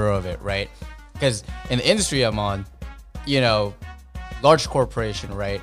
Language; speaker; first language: English; non-native, local second language; Filipino